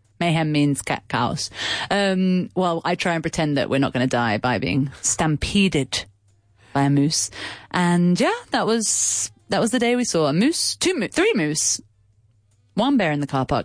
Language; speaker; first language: English; native; English